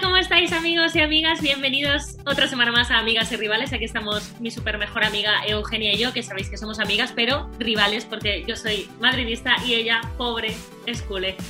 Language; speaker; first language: Spanish; native; Spanish